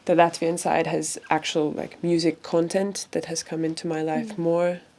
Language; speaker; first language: English; non-native, fluent; Latvian